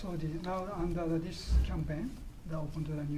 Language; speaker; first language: English; non-native, fluent; Japanese